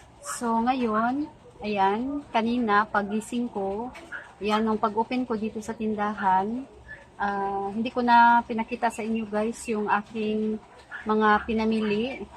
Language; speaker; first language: Filipino; non-native, local second language; Cebuano